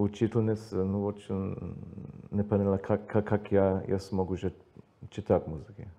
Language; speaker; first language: Russian; non-native, learner; English